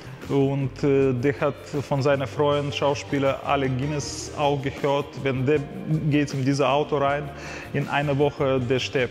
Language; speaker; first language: German; non-native, fluent; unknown